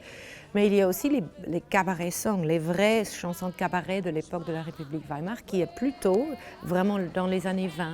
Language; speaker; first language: French; non-native, fluent; German